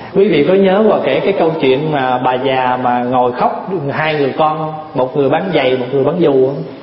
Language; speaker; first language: Vietnamese; early bilingual, heritage; Vietnamese